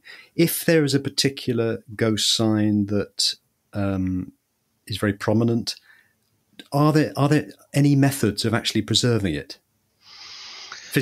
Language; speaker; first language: English; native; English